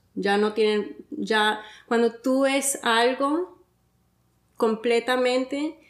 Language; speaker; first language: Spanish; early bilingual, heritage; Spanish